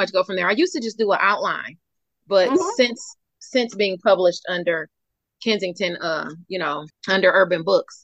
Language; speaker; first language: English; native; English